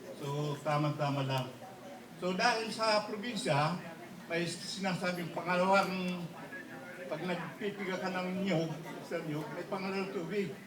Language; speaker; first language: Filipino; non-native, local second language; Cebuano